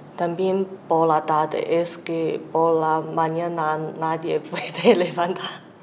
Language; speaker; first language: Spanish; non-native, learner; Chinese